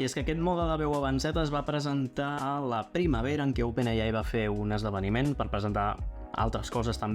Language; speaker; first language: Catalan; native; Catalan